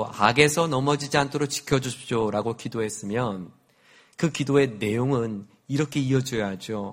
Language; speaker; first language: Korean; native; Korean